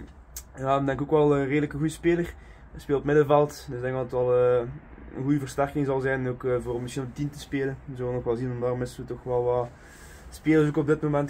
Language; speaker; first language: Dutch; native; Dutch